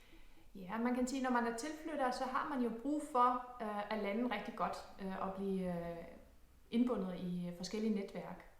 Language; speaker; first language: Danish; non-native, fluent; German